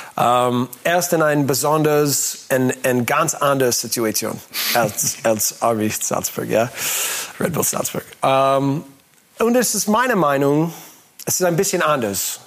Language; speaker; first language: German; non-native, learner; English